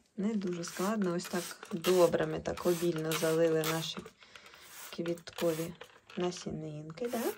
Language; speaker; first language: Ukrainian; non-native, local second language; Russian